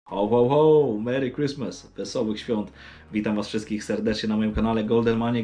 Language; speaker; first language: Polish; native; Polish